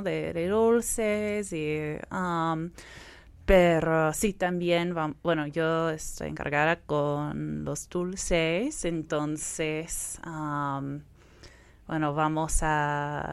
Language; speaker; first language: Spanish; non-native, fluent; English